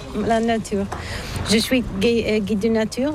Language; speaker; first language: French; non-native, learner; Bulgarian